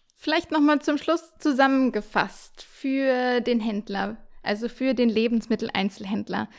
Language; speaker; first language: German; native; German